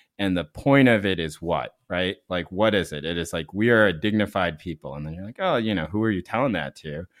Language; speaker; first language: English; early bilingual, other home language; Korean